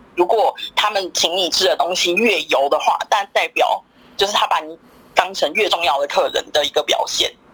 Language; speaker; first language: Chinese; native; Chinese